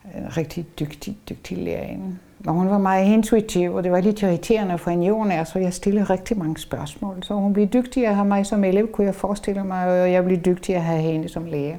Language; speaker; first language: Danish; non-native, fluent; French